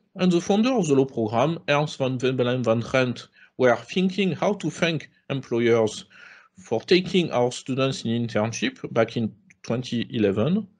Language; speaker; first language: English; non-native, fluent; French